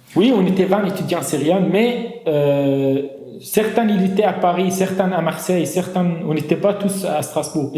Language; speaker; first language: French; non-native, fluent; Arabic